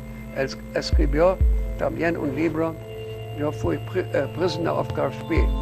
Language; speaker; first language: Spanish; non-native, fluent; German